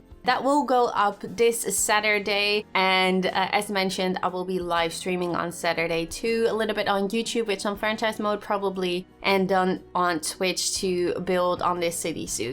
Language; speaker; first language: English; non-native, fluent; Dutch